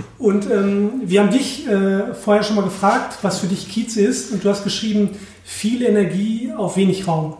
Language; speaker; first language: German; native; German